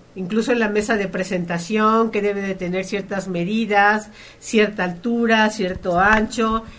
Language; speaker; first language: Spanish; native; Spanish